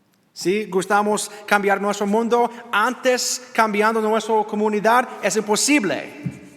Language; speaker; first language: Spanish; non-native, learner; English